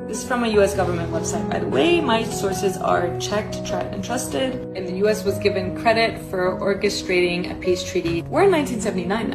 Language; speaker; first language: English; native; English